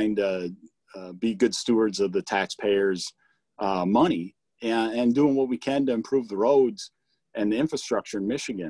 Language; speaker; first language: English; native; English